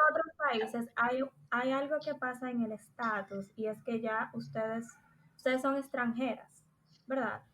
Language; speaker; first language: Spanish; native; Spanish